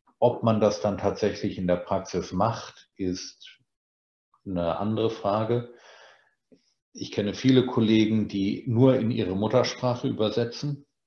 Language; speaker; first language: German; native; German